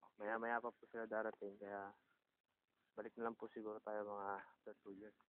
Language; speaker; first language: Filipino; native; Filipino